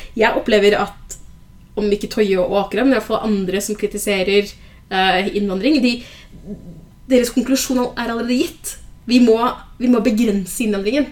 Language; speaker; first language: Norwegian; early bilingual, other home language; Somali